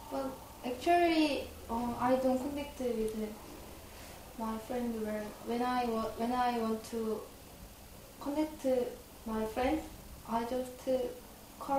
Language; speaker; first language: English; non-native, learner; Korean